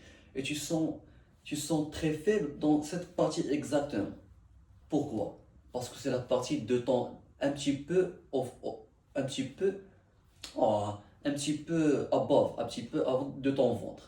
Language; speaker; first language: French; non-native, learner; Arabic